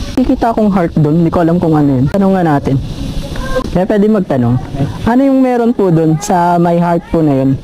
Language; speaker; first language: Filipino; non-native, local second language; Iloko